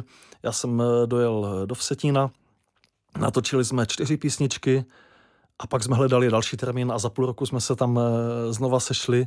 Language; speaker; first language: Czech; native; Czech